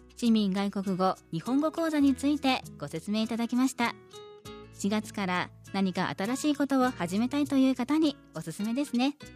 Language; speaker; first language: Japanese; native; Japanese